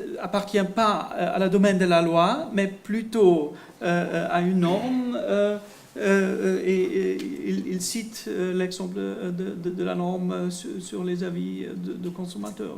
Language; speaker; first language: French; non-native, fluent; German